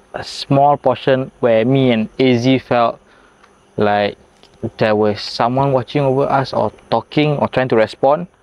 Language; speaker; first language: English; non-native, local second language; Malay